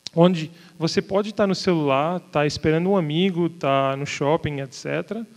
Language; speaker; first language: Portuguese; native; Portuguese